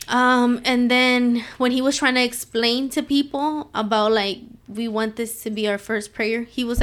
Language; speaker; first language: English; early bilingual, other home language; Spanish